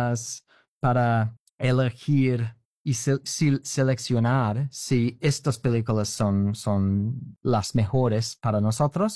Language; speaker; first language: Spanish; non-native, fluent; English